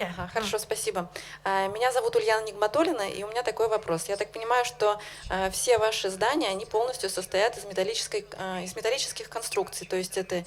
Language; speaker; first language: Russian; native; Russian